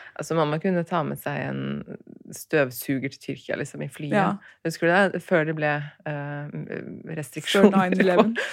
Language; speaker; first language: Norwegian; early bilingual, other home language; Turkish